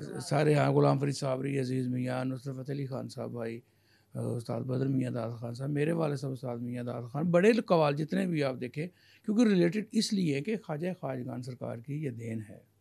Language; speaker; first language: Urdu; non-native, local second language; Punjabi